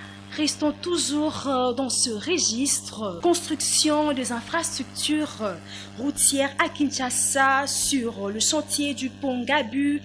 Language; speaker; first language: French; native; French